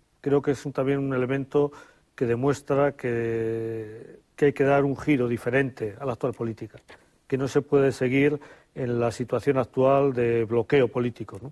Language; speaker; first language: Spanish; native; Spanish